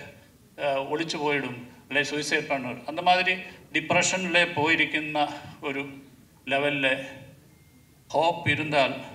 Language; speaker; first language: Tamil; non-native, learner; Malayalam